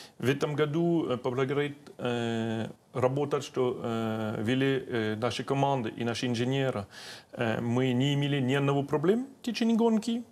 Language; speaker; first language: Russian; non-native, learner; French